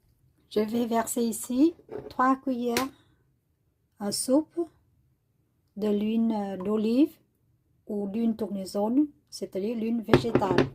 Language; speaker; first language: French; non-native, learner; Vietnamese